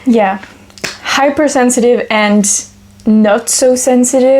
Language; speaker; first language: English; non-native, fluent; French